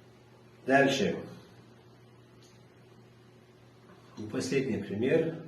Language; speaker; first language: Russian; non-native, local second language; Chechen